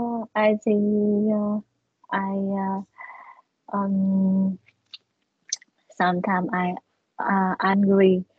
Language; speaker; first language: English; non-native, learner; Vietnamese